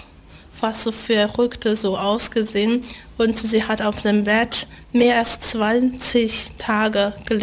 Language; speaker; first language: German; non-native, fluent; Chinese